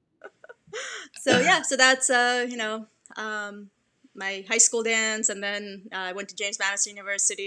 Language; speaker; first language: English; early bilingual, other home language; Persian